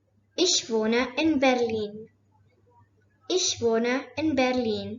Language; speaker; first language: German; non-native, fluent; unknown